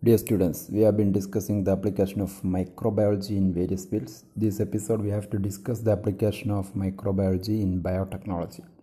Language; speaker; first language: English; non-native, local second language; Malayalam